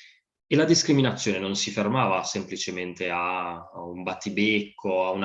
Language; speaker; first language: Italian; native; Italian